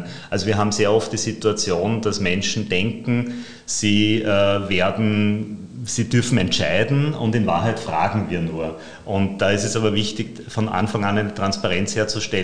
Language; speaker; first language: German; native; German